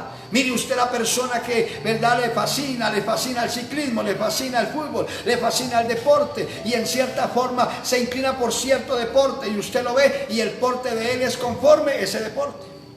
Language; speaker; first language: Spanish; native; Spanish